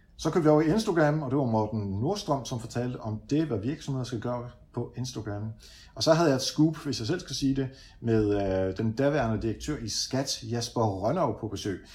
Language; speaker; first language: Danish; early bilingual, other home language; Dutch